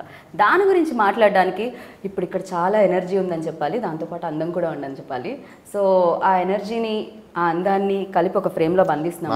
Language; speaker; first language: Telugu; native; Telugu